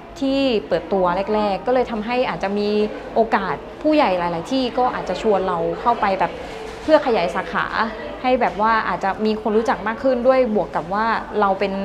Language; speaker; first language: Thai; native; Thai